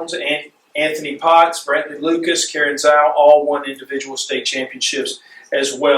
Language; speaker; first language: English; native; English